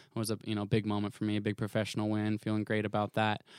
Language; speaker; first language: English; native; English